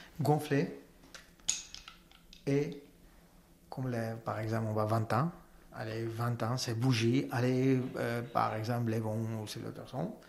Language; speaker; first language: French; non-native, learner; Armenian